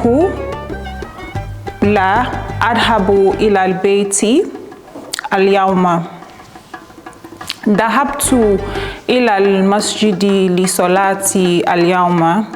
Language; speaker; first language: Arabic; non-native, learner; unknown